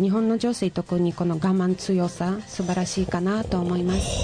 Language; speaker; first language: Japanese; non-native, fluent; Polish